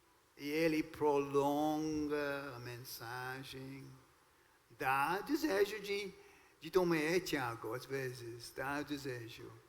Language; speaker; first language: Portuguese; non-native, fluent; English